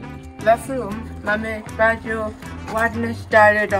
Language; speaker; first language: Polish; early bilingual, heritage; Polish